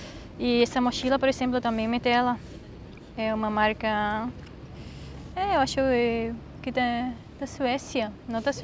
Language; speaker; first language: Portuguese; non-native, fluent; Swiss German